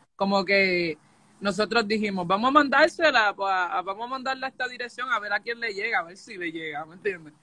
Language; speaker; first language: Spanish; native; Spanish